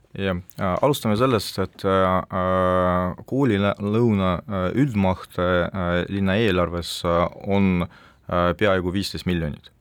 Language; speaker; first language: Estonian; non-native, local second language; Russian